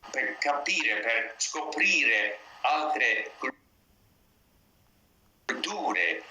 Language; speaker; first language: Italian; non-native, learner; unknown